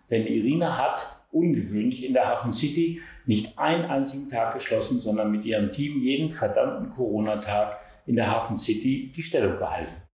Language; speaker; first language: German; native; German